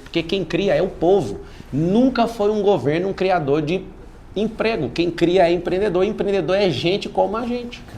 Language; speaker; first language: Portuguese; native; Portuguese